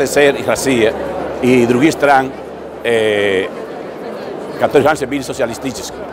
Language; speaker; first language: Russian; non-native, fluent; Spanish